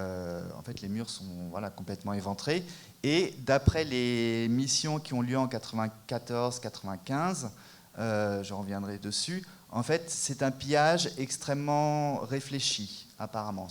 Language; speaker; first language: French; native; French